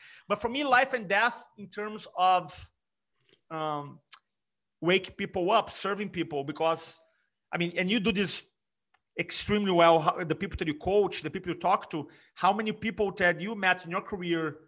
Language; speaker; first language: English; non-native, fluent; Portuguese